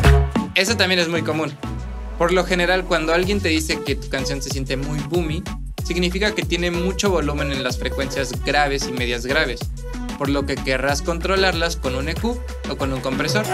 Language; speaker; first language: Spanish; native; Spanish